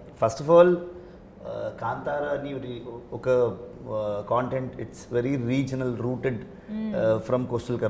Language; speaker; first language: Telugu; non-native, learner; Kannada